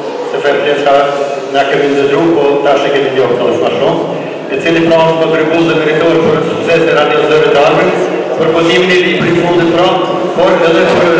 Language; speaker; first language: Albanian; native; Albanian